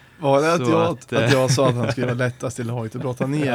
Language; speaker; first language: Swedish; native; Swedish